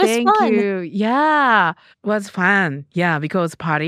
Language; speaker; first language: English; non-native, learner; Japanese